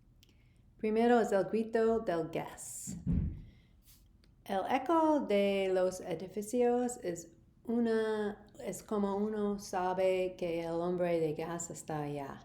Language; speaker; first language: Spanish; non-native, learner; English